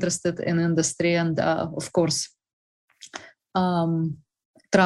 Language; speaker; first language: English; non-native, fluent; Russian